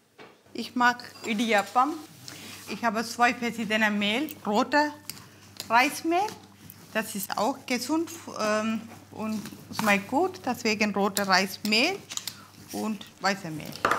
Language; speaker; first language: German; non-native, learner; Tamil